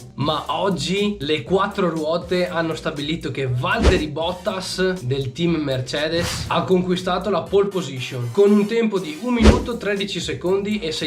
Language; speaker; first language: Italian; native; Italian